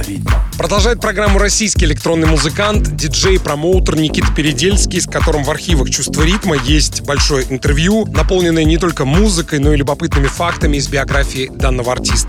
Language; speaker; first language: Russian; native; Russian